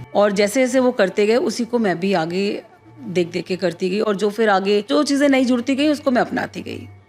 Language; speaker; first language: Hindi; native; Hindi